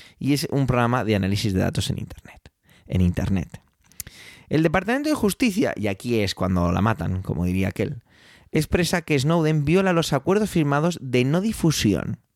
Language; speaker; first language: Spanish; early bilingual, other home language; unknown